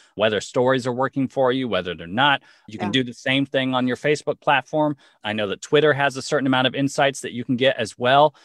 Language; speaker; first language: English; native; English